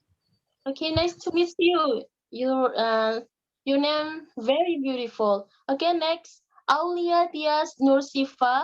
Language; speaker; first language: English; non-native, learner; Indonesian